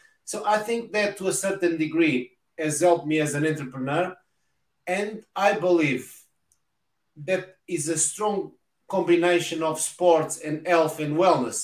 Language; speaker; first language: English; non-native, fluent; Portuguese